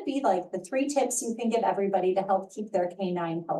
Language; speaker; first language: English; native; English